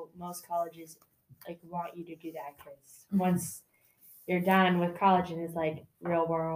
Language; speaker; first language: English; native; English